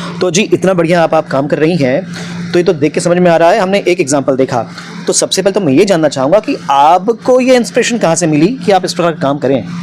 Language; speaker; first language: Hindi; native; Hindi